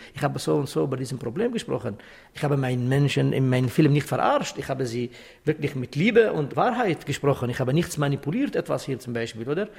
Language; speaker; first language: German; non-native, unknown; Kurdish